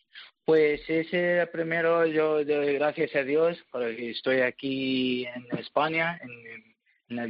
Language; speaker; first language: Spanish; non-native, learner; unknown